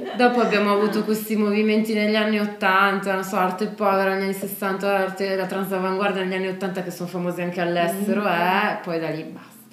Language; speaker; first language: Italian; native; Italian